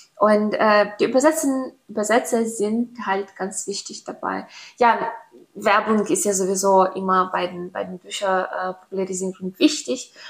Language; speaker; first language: German; non-native, fluent; Ukrainian